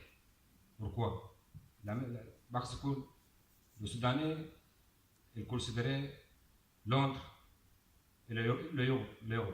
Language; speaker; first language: French; non-native, learner; Arabic